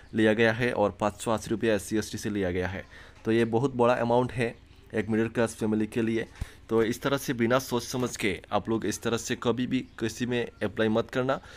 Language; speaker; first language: Hindi; non-native, local second language; Bangla